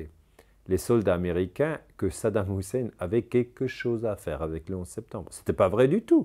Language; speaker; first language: French; non-native, local second language; German